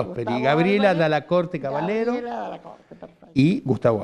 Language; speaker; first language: Spanish; native; Spanish